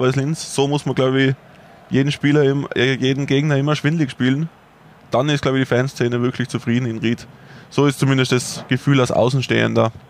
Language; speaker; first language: German; native; German